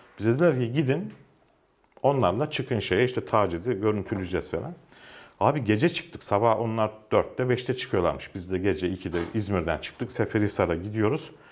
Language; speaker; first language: Turkish; native; Turkish